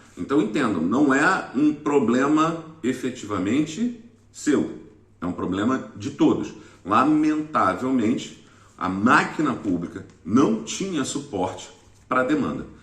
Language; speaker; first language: Portuguese; native; Portuguese